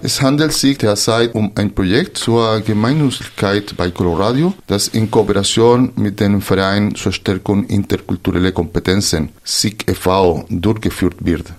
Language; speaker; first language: German; non-native, fluent; Spanish